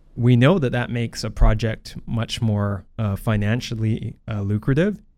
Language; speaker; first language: English; native; English